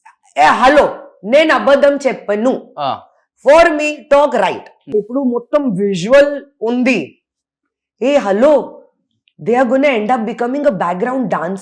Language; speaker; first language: Telugu; non-native, learner; Hindi